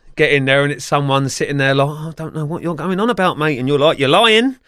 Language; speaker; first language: English; native; English